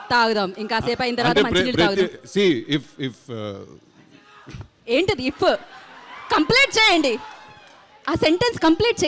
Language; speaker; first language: Telugu; native; Telugu